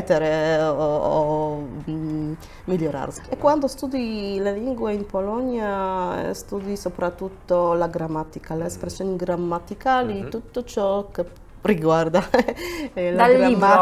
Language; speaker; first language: Italian; non-native, fluent; Polish